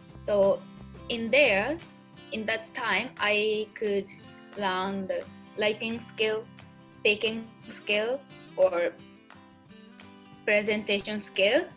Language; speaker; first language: English; non-native, learner; Japanese